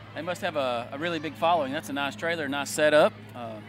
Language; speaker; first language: English; native; English